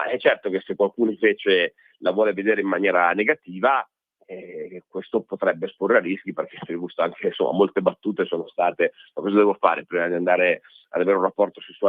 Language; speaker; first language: Italian; native; Italian